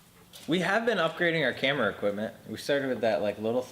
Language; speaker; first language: English; native; English